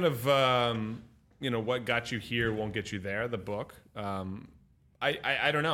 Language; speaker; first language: English; native; English